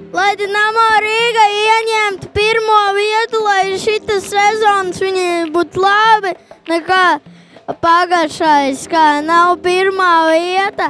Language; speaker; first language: Latvian; non-native, local second language; Russian